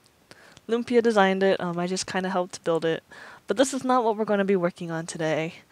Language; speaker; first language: English; native; English